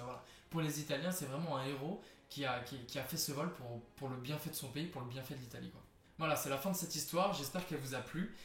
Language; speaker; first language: French; native; French